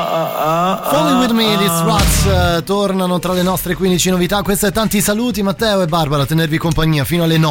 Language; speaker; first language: Italian; native; Italian